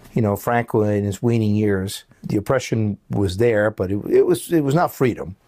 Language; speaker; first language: English; early bilingual, other home language; Spanish